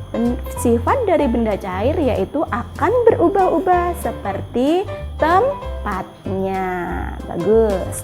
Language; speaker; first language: Indonesian; native; Indonesian